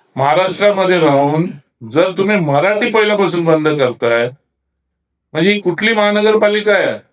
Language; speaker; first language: Marathi; native; Marathi